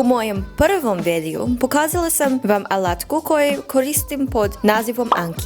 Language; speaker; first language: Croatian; non-native, learner; English